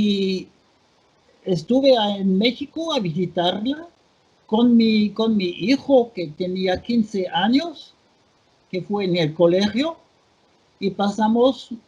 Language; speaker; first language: Spanish; non-native, fluent; French